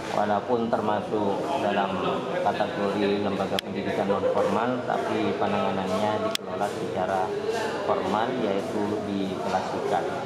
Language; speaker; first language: Indonesian; native; Indonesian